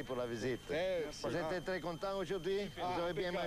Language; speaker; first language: French; non-native, fluent; Italian